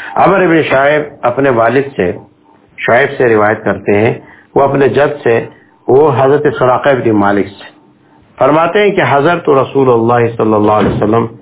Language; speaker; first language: Urdu; non-native, local second language; Pashto